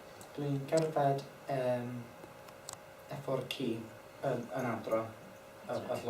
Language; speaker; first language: Welsh; non-native, learner; English